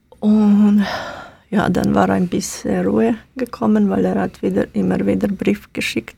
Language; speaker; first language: German; non-native, learner; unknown